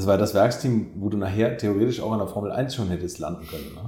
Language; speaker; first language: German; native; German